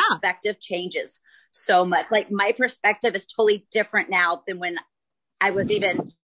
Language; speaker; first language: English; native; English